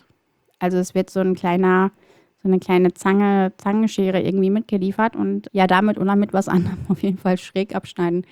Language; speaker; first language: German; native; German